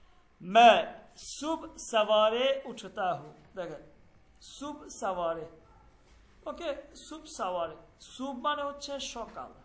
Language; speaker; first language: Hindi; non-native, fluent; Bangla